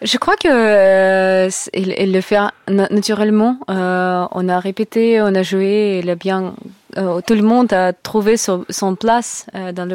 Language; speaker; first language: French; non-native, learner; Russian